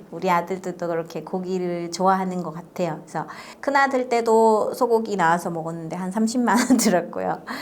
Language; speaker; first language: Korean; native; Korean